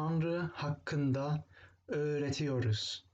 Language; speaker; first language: Turkish; non-native, fluent; English